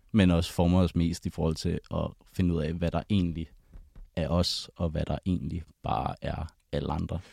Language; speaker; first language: Danish; native; Danish